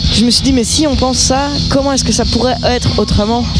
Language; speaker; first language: French; native; French